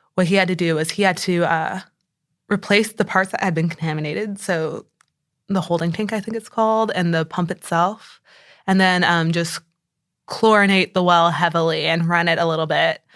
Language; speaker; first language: English; native; English